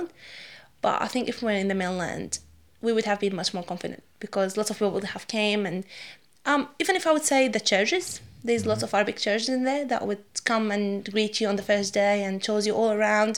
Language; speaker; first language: English; non-native, fluent; Arabic